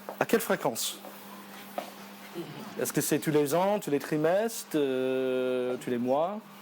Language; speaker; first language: French; non-native, fluent; English